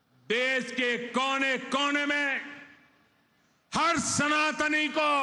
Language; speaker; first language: Hindi; native; Hindi